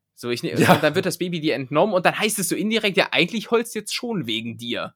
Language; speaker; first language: German; native; German